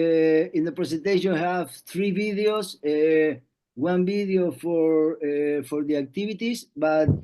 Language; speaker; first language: English; non-native, learner; Spanish